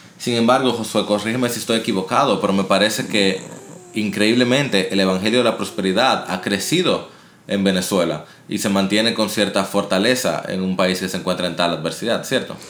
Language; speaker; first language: Spanish; native; Spanish